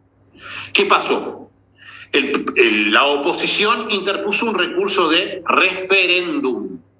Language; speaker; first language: Spanish; native; Spanish